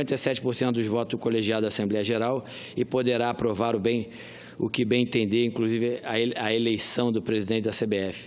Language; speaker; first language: Portuguese; native; Portuguese